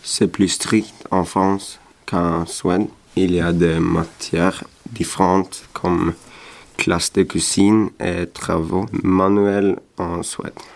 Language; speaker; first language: French; non-native, learner; Swedish